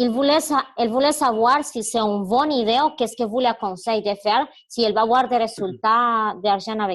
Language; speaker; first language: French; non-native, learner; Spanish